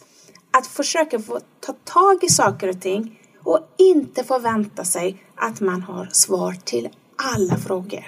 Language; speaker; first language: Swedish; non-native, fluent; Persian